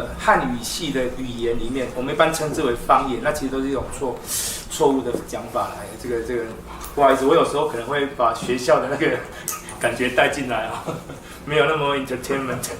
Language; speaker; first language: Chinese; non-native, local second language; Min Nan Chinese